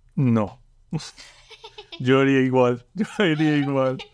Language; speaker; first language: Spanish; early bilingual, heritage; Spanish